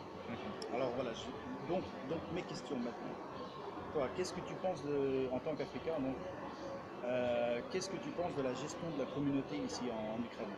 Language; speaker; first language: French; native; French